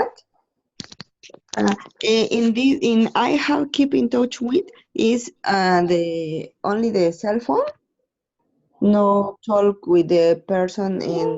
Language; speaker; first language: English; non-native, learner; Spanish